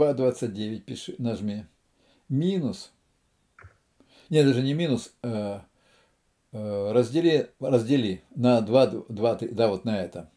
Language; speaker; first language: Russian; native; Russian